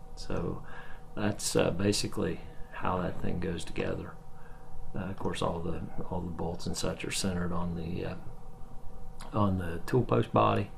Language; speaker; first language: English; native; English